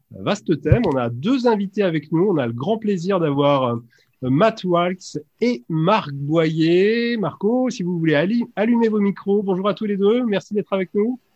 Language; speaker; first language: French; native; French